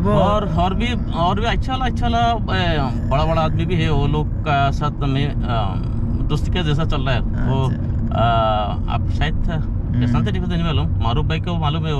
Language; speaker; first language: Hindi; non-native, learner; Bangla